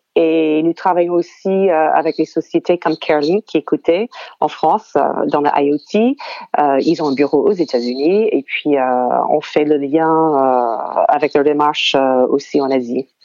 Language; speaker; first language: French; non-native, fluent; English